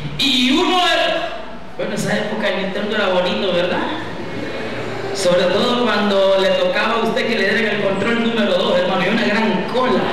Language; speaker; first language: Spanish; native; Spanish